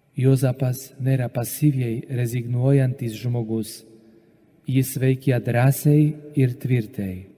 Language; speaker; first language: Lithuanian; non-native, fluent; Slovak